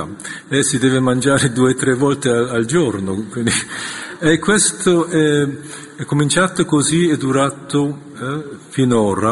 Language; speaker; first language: Italian; non-native, fluent; Korean